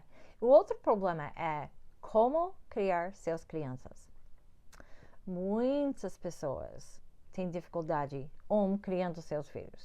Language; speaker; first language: Portuguese; non-native, fluent; English